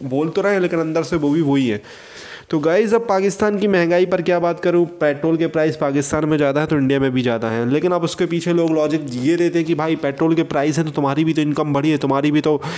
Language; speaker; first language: Hindi; native; Hindi